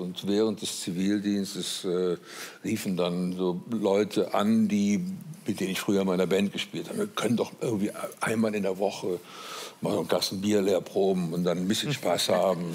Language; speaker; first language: German; native; German